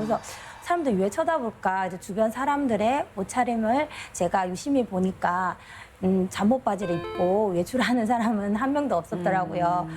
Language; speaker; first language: Korean; non-native, fluent; Chinese